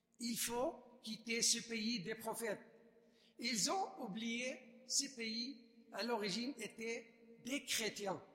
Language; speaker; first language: French; non-native, fluent; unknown